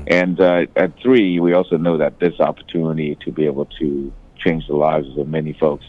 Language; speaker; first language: English; native; English